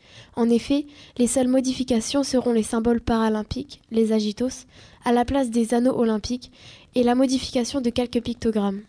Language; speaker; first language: French; native; French